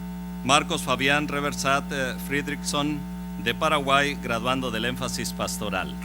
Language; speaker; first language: Spanish; native; Spanish